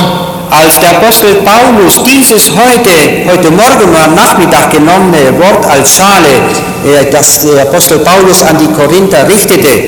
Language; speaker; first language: German; native; German